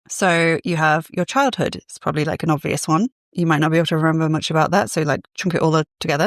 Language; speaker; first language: English; native; English